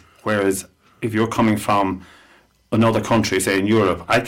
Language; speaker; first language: English; native; English